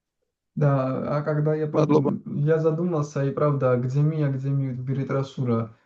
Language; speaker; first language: Russian; non-native, local second language; Georgian